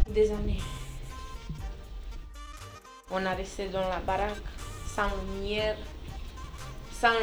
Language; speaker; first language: French; early bilingual, other home language; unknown